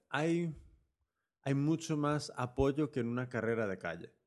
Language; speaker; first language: Spanish; native; Spanish